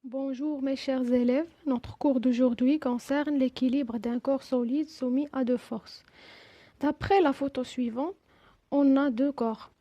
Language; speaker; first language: French; non-native, local second language; Arabic